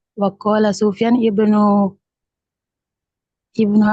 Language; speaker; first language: Arabic; non-native, learner; Indonesian